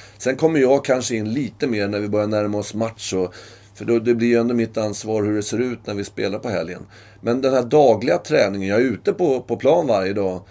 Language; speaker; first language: Swedish; native; Swedish